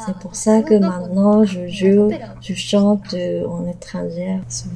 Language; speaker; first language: French; non-native, fluent; Japanese